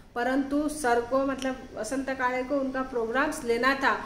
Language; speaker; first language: Hindi; non-native, local second language; Marathi